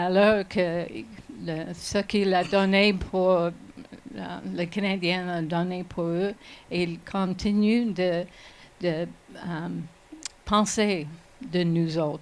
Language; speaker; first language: French; non-native, learner; English